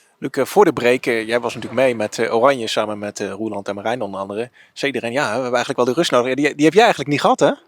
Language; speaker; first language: Dutch; native; Dutch